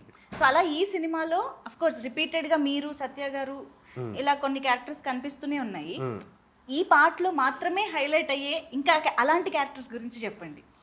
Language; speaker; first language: Telugu; native; Telugu